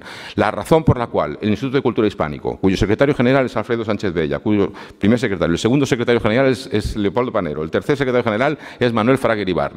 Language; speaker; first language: Spanish; native; Spanish